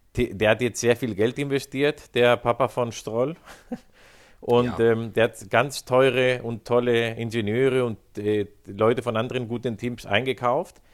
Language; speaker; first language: German; non-native, fluent; Spanish